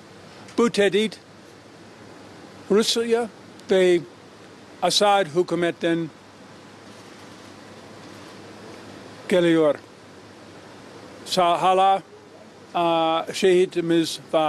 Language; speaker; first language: Turkish; non-native, learner; English